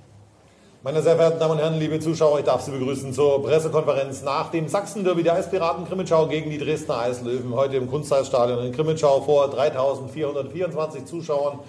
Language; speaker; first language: German; native; German